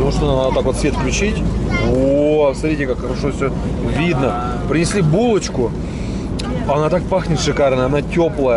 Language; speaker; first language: Russian; native; Russian